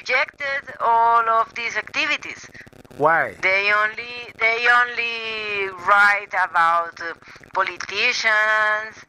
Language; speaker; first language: English; non-native, learner; Spanish